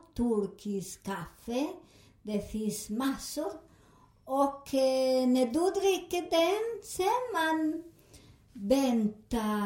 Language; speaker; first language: Swedish; non-native, learner; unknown